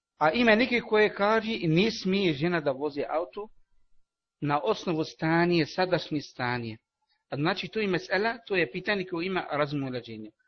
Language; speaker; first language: Bosnian; non-native, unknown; Arabic